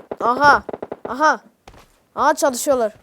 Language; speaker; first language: Turkish; native; Turkish